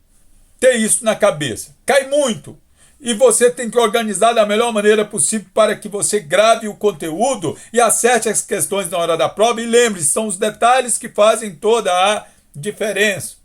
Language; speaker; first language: Portuguese; native; Portuguese